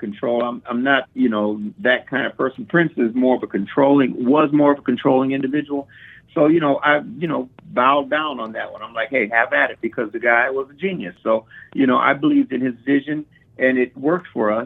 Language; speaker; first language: English; native; English